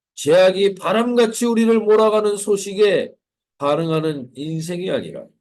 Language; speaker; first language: Korean; native; Korean